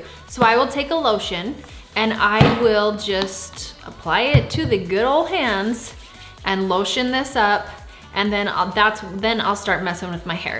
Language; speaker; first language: English; native; English